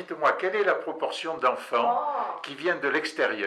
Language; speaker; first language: French; native; French